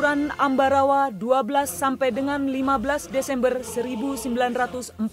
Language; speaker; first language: Indonesian; native; Indonesian